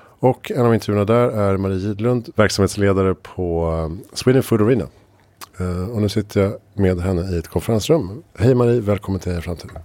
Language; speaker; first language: Swedish; native; Swedish